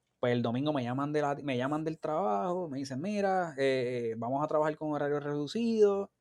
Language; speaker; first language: Spanish; native; Spanish